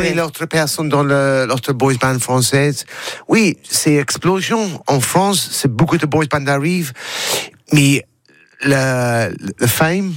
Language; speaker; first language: French; non-native, learner; English